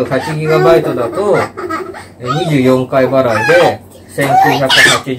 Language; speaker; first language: Japanese; native; Japanese